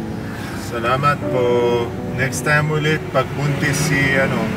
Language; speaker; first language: Filipino; non-native, learner; Arabic